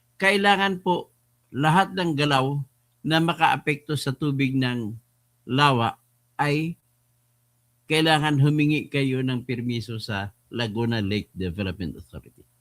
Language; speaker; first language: Filipino; non-native, local second language; Hiligaynon